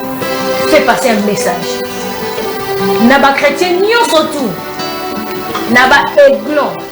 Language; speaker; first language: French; non-native, local second language; Lingala